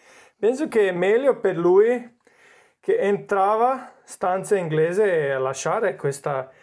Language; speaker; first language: Italian; non-native, learner; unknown